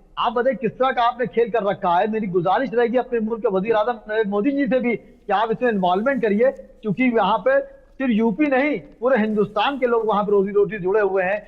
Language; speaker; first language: Hindi; native; Hindi